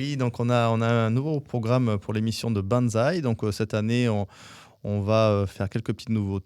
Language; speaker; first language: French; native; French